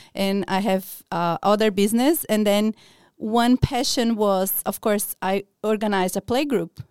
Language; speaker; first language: English; non-native, fluent; Portuguese